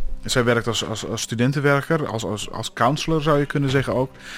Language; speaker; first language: Dutch; native; Dutch